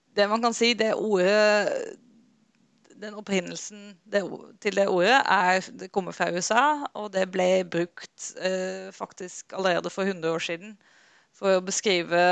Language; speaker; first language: Norwegian; non-native, fluent; Dutch